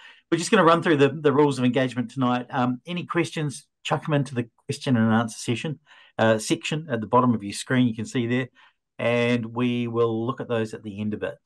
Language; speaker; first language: English; native; English